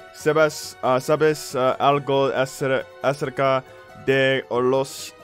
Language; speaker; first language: Spanish; non-native, learner; English